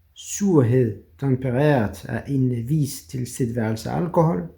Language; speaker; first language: Danish; non-native, fluent; French